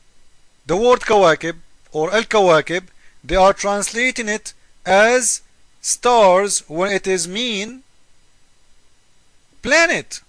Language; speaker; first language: English; non-native, fluent; Arabic